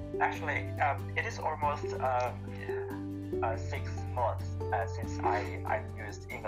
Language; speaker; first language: English; non-native, learner; Korean